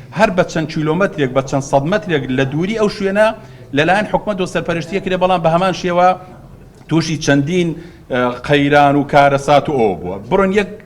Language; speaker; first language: Central Kurdish; native; Central Kurdish